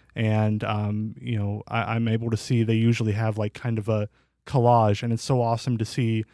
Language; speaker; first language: English; native; English